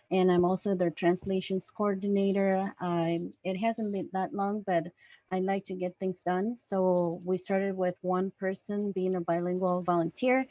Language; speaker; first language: English; non-native, fluent; Spanish